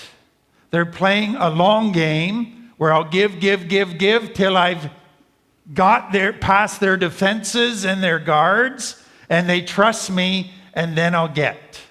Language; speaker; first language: English; native; English